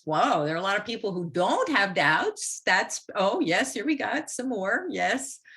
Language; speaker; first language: English; native; English